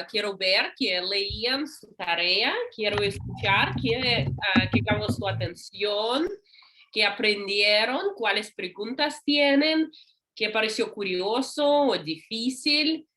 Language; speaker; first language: Spanish; non-native, learner; English